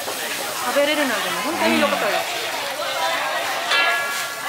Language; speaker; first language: Japanese; non-native, fluent; Vietnamese